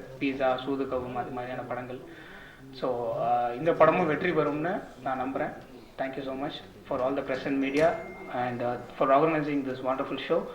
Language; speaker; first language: Tamil; native; Tamil